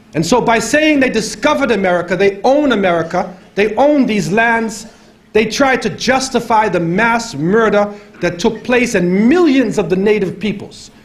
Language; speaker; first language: English; native; English